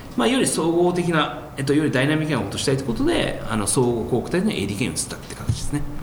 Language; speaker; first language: Japanese; early bilingual, heritage; Japanese